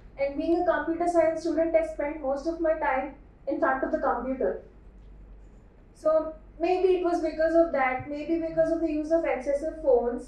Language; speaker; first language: English; non-native, local second language; Telugu